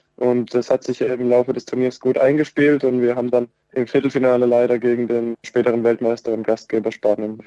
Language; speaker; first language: German; native; German